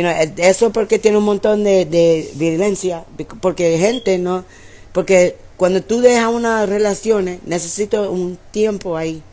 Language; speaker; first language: Spanish; early bilingual, heritage; English